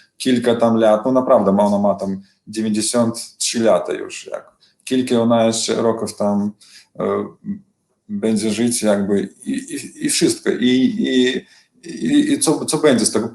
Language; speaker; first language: Polish; non-native, learner; Belarusian